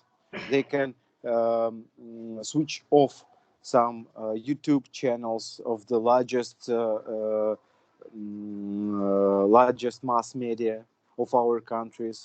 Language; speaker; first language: English; non-native, fluent; Russian